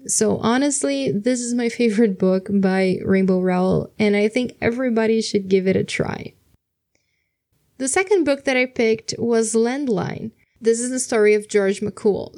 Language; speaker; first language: English; non-native, fluent; Portuguese